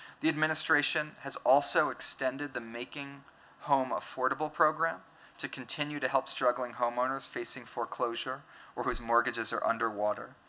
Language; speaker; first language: English; native; English